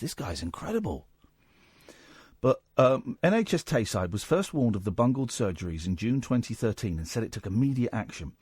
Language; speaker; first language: English; native; English